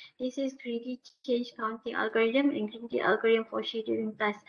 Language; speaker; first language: English; non-native, local second language; Malay